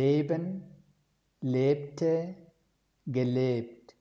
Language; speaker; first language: German; non-native, fluent; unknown